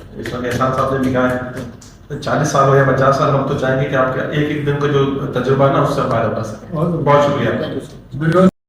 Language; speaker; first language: Urdu; native; Urdu